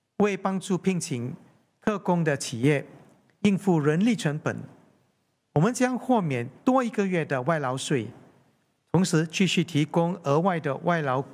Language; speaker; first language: Chinese; non-native, local second language; English